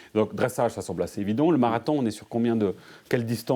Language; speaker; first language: French; native; French